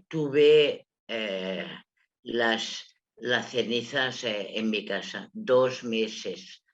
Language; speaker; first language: Spanish; non-native, local second language; Catalan